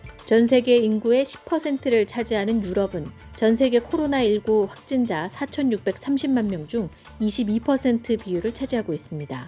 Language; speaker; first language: Korean; native; Korean